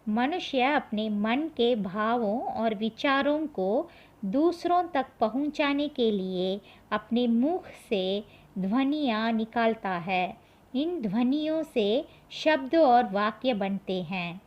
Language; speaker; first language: Hindi; non-native, local second language; Tamil